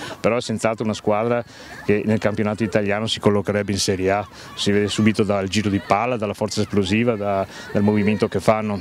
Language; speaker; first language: Italian; native; Italian